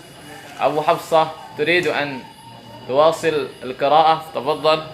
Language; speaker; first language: Arabic; non-native, fluent; Indonesian